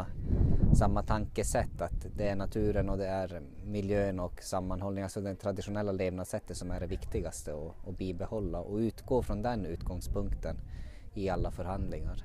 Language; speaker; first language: Swedish; native; Swedish